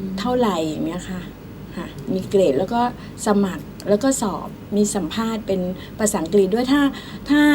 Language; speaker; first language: Thai; native; Thai